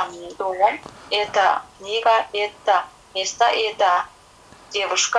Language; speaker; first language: Russian; non-native, learner; Kazakh